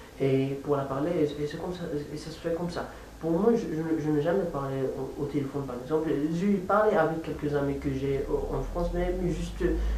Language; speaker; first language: French; non-native, fluent; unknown